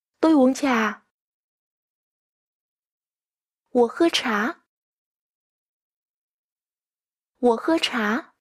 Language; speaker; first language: Chinese; non-native, fluent; Vietnamese